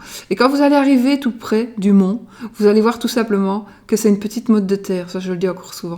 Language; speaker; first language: French; native; French